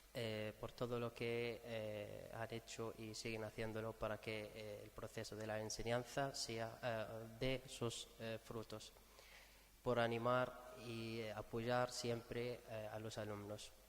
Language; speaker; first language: Spanish; non-native, fluent; Arabic